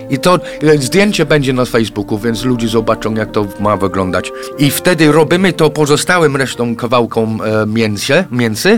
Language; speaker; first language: Polish; non-native, fluent; English